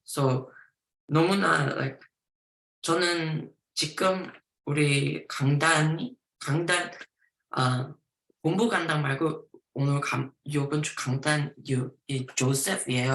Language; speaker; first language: Korean; early bilingual, heritage; Korean